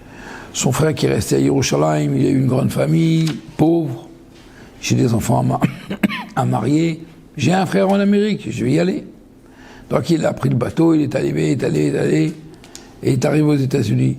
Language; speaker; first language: French; native; French